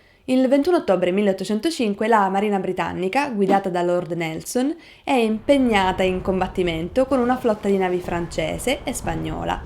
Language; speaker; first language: Italian; native; Italian